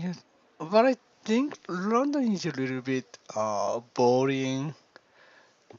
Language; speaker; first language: English; non-native, learner; Korean